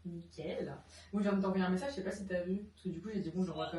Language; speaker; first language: French; native; French